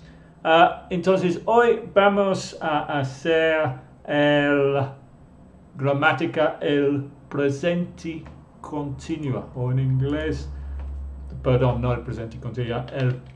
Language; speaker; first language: Spanish; non-native, fluent; English